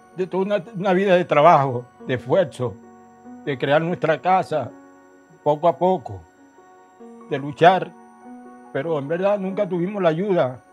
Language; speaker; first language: Spanish; native; Spanish